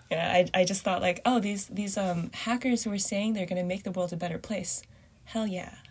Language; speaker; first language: English; early bilingual, other home language; Chinese